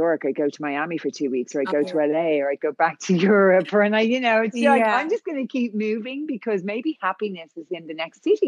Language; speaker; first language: English; native; English